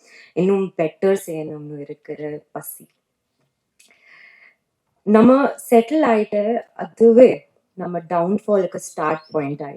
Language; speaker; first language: Tamil; non-native, learner; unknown